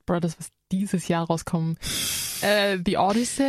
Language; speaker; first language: German; native; German